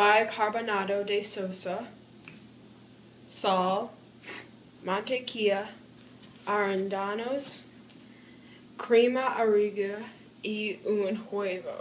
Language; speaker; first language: Spanish; non-native, learner; English